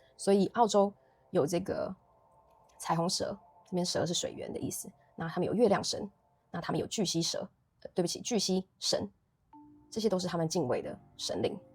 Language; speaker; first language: Chinese; native; Chinese